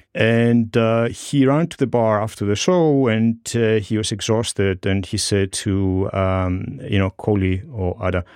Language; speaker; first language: English; non-native, fluent; Greek